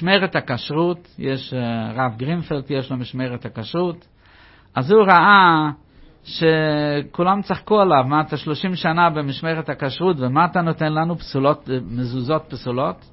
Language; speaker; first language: Hebrew; non-native, fluent; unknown